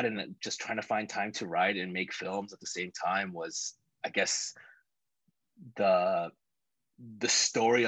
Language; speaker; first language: English; native; English